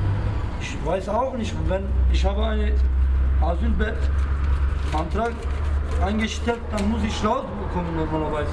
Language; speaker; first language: German; non-native, learner; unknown